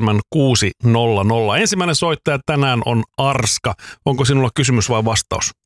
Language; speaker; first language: Finnish; native; Finnish